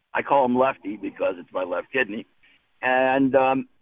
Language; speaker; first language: English; native; English